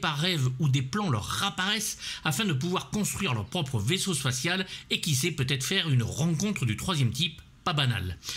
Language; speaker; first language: French; native; French